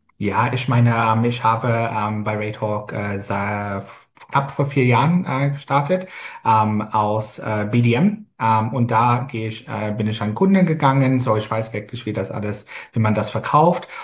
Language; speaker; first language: German; non-native, fluent; English